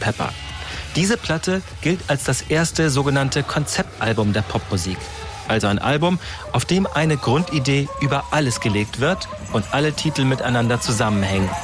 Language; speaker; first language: German; native; German